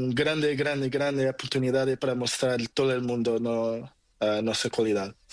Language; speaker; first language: Spanish; non-native, learner; Portuguese